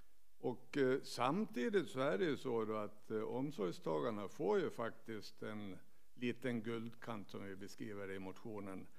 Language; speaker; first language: Swedish; native; Swedish